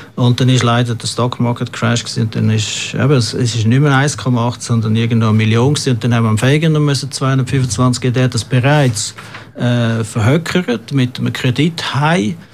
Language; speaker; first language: German; native; German